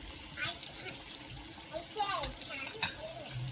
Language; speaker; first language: English; early bilingual, other home language; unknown